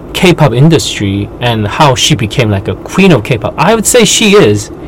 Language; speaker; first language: English; non-native, fluent; Korean